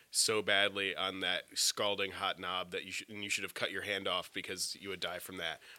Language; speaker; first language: English; native; English